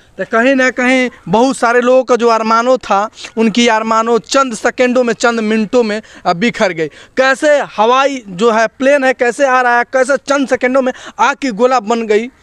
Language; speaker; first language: Hindi; native; Hindi